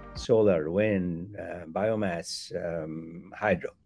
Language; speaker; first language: English; non-native, local second language; Bangla